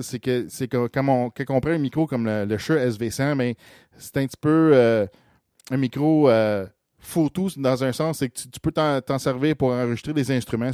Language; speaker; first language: French; native; French